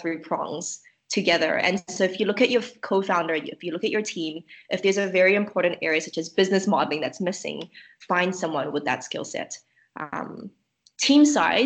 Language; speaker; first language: English; native; English